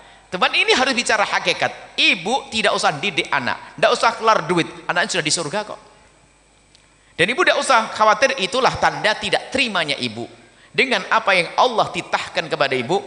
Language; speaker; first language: Indonesian; non-native, fluent; Javanese